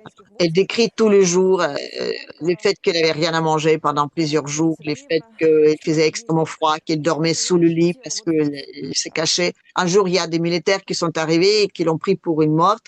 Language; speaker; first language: French; non-native, fluent; Russian